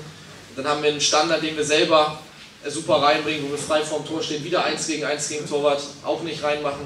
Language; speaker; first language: German; native; German